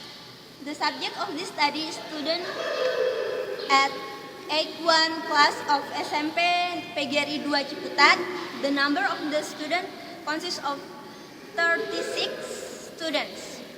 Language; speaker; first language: English; non-native, learner; Indonesian